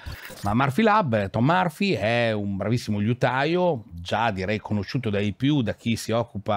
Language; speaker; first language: Italian; native; Italian